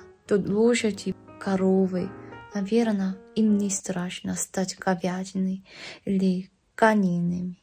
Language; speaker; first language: Russian; non-native, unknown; Korean